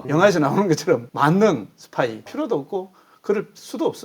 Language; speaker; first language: Korean; native; Korean